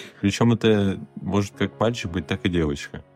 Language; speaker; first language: Russian; native; Russian